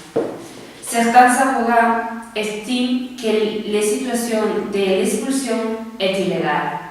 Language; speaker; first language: French; non-native, learner; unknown